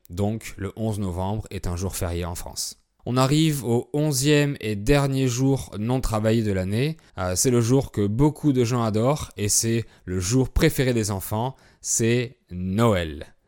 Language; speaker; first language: French; native; French